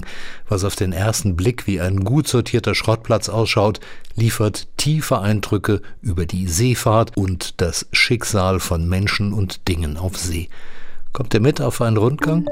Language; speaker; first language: German; native; German